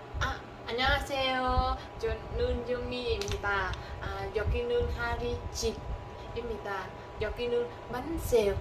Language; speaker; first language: Korean; non-native, learner; Vietnamese